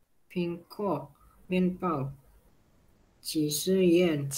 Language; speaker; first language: Chinese; non-native, learner; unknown